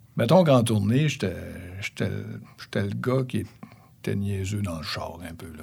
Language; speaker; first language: French; native; French